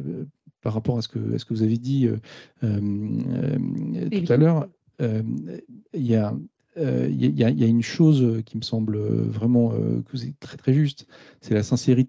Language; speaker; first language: French; native; French